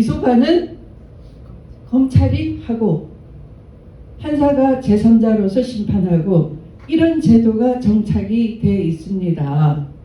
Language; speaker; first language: Korean; native; Korean